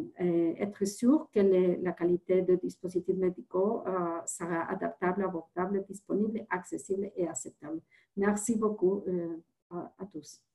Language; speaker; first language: French; non-native, fluent; Spanish